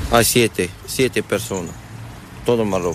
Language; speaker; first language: Spanish; non-native, learner; Arabic